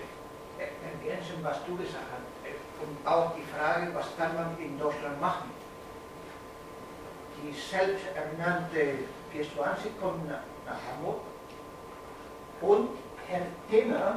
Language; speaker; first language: German; non-native, fluent; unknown